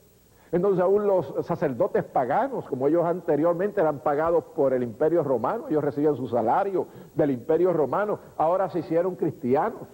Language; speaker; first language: Spanish; native; Spanish